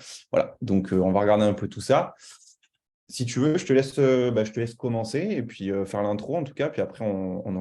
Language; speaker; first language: French; native; French